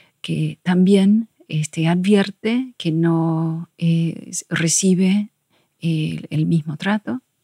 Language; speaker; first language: Spanish; non-native, fluent; English